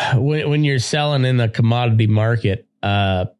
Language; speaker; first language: English; native; English